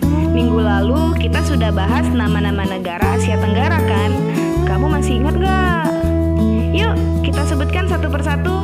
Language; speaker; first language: Indonesian; native; Indonesian